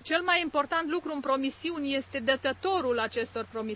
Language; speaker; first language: Romanian; native; Romanian